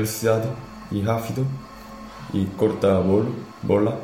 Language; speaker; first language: Portuguese; non-native, learner; Korean